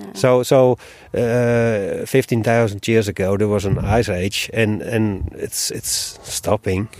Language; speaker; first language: English; non-native, learner; Dutch